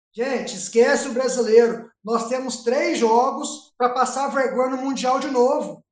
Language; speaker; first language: Portuguese; native; Portuguese